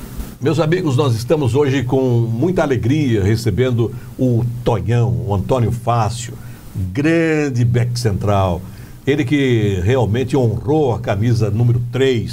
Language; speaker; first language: Portuguese; native; Portuguese